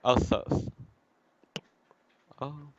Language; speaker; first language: English; non-native, learner; Chinese